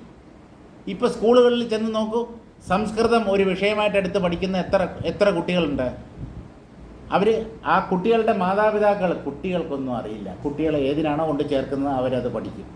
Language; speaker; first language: Malayalam; native; Malayalam